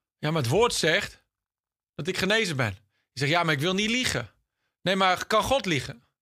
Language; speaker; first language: Dutch; non-native, fluent; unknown